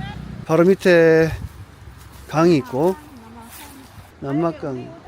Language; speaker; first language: Korean; native; Korean